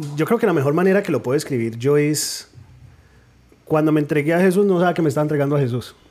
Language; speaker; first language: Spanish; early bilingual, heritage; Spanish